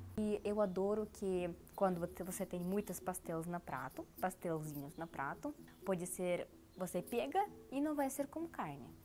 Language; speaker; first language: Portuguese; non-native, learner; Russian